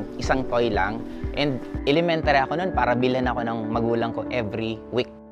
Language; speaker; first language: Filipino; non-native, local second language; Bikol